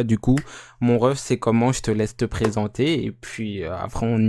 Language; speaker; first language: French; native; French